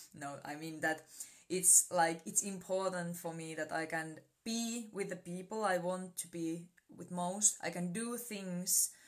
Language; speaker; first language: English; non-native, fluent; Finnish